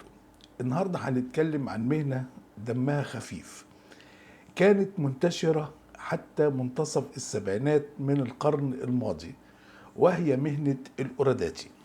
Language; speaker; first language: Arabic; native; Arabic